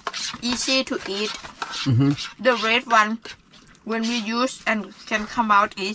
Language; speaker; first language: English; non-native, learner; Thai